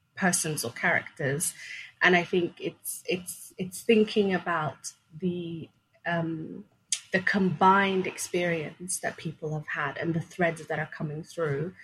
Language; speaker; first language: English; non-native, fluent; Swedish